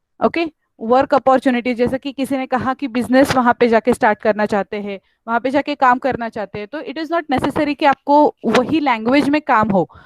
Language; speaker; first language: Hindi; non-native, local second language; Marathi